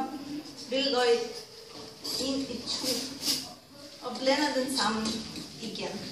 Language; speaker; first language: Danish; non-native, fluent; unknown